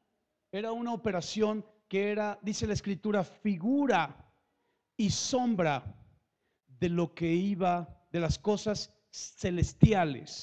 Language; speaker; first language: Spanish; native; Spanish